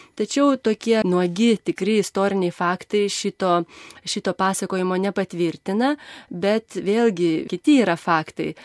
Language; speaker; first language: Lithuanian; native; Lithuanian